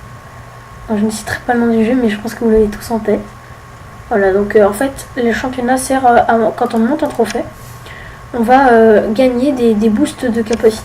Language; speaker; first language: French; native; French